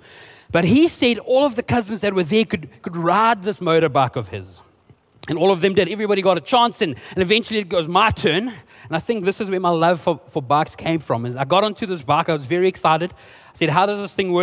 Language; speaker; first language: English; non-native, local second language; Afrikaans